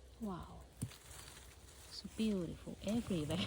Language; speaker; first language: English; non-native, learner; Thai